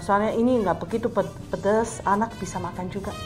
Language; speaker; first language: Indonesian; non-native, fluent; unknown